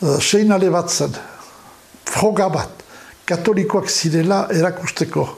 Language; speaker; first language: Basque; native; Basque